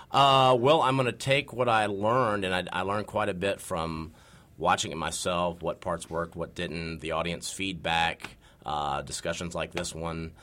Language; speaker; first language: English; native; English